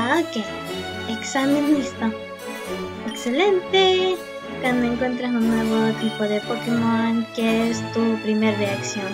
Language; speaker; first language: Spanish; early bilingual, heritage; Spanish